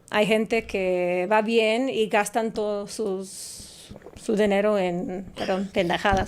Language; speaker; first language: Spanish; non-native, fluent; English